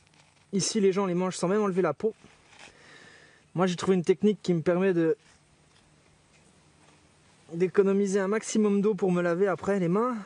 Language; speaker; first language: French; native; French